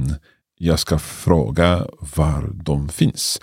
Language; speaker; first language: Swedish; non-native, learner; English